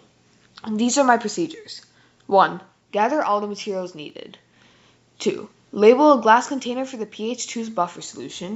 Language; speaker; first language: English; native; English